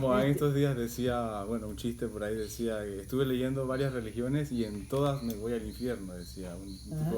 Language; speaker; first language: Spanish; native; Spanish